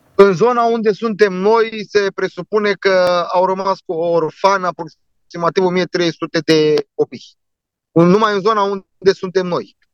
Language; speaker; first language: Romanian; non-native, local second language; Turkish